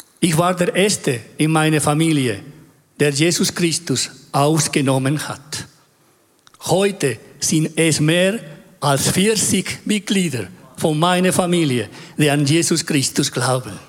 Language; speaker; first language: German; non-native, fluent; Spanish